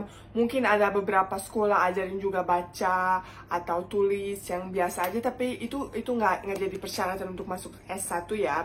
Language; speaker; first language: Indonesian; non-native, fluent; Bosnian